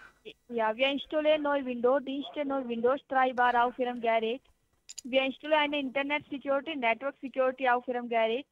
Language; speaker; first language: German; non-native, learner; Hindi